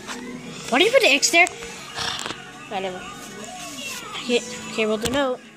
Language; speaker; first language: English; native; English